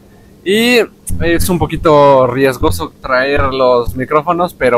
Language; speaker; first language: Spanish; native; Spanish